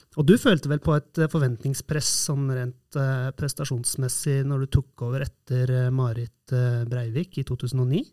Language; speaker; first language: Norwegian; native; Norwegian